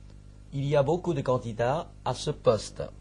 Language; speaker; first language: French; non-native, fluent; Chinese